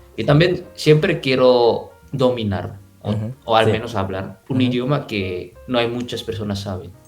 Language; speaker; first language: Spanish; non-native, fluent; Indonesian